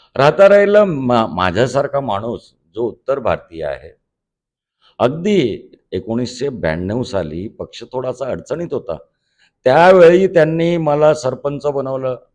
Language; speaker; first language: Marathi; non-native, local second language; Hindi